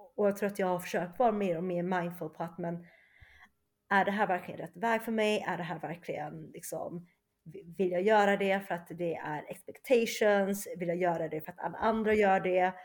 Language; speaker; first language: Swedish; early bilingual, other home language; Chinese